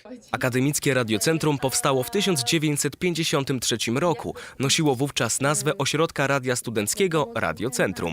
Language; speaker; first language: Polish; native; Polish